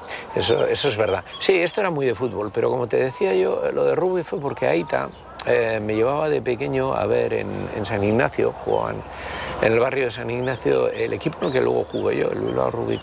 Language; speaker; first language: Spanish; native; Spanish